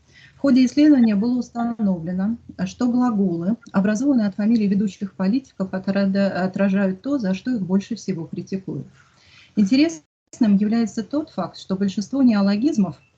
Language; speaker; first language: Russian; native; Russian